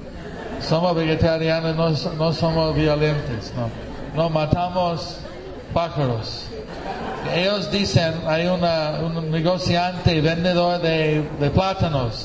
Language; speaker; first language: Spanish; non-native, fluent; English